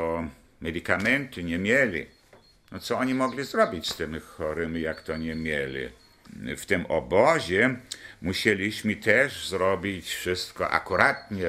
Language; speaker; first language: Polish; non-native, local second language; German